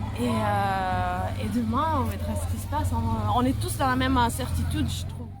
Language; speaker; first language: French; non-native, fluent; Italian